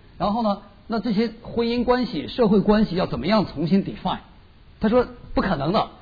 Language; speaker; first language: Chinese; native; Chinese